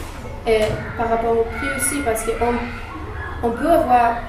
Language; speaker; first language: French; non-native, learner; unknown